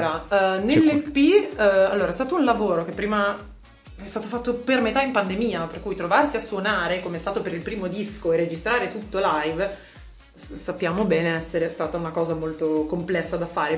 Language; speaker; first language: Italian; native; Italian